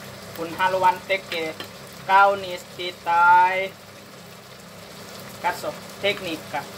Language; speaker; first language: Finnish; non-native, learner; Thai